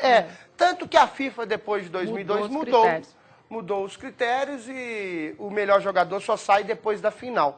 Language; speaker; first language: Portuguese; native; Portuguese